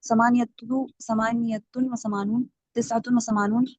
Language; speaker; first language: Arabic; non-native, learner; Urdu